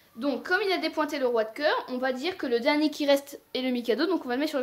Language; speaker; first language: French; native; French